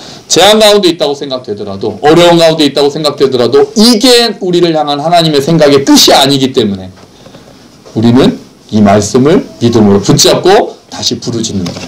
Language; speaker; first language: Korean; native; Korean